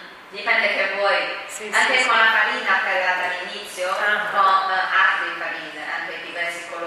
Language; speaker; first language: Italian; non-native, fluent; Chinese